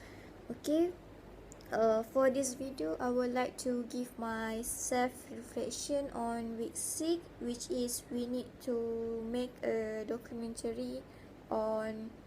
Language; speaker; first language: English; non-native, learner; Malay